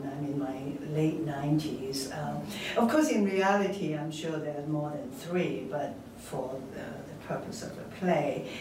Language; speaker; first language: English; non-native, local second language; Cantonese